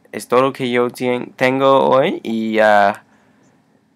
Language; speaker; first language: Spanish; non-native, learner; English